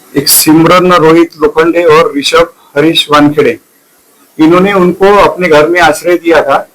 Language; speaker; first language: Hindi; non-native, local second language; Marathi